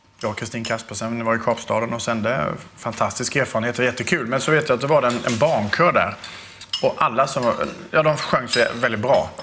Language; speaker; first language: Swedish; native; Swedish